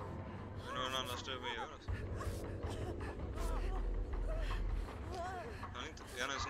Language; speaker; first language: Swedish; native; Swedish